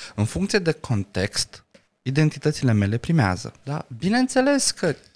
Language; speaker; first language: Romanian; non-native, local second language; Romany